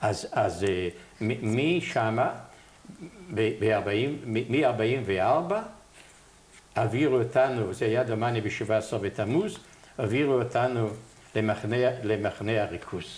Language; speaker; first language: Hebrew; non-native, fluent; Yiddish